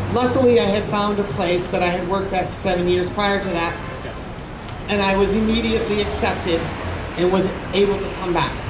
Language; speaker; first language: English; native; English